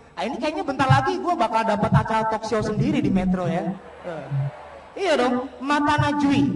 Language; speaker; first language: Indonesian; native; Indonesian